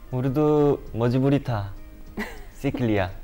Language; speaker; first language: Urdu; non-native, learner; Korean